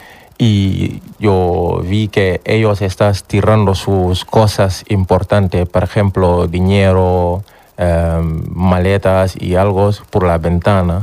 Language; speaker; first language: Spanish; non-native, learner; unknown